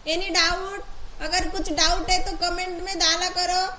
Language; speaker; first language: Hindi; non-native, local second language; Marathi